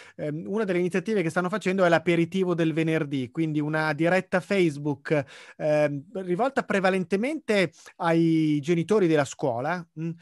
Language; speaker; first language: Italian; native; Italian